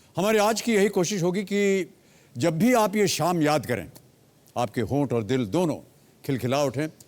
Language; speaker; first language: Hindi; native; Hindi